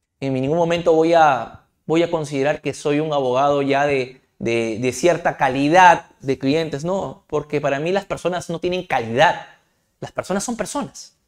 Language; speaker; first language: Spanish; native; Spanish